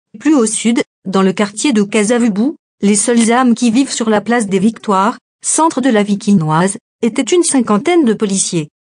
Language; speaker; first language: French; non-native, local second language; Lingala